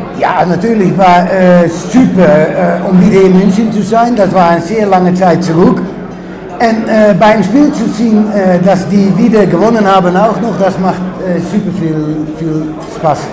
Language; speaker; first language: German; non-native, fluent; Dutch